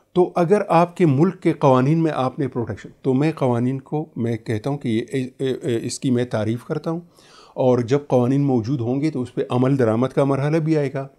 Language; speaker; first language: Urdu; native; Urdu